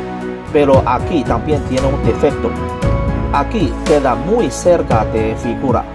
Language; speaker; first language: Spanish; non-native, learner; Chinese